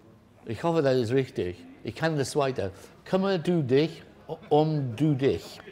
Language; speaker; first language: German; non-native, learner; English